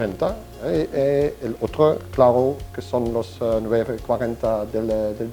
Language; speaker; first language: Spanish; non-native, fluent; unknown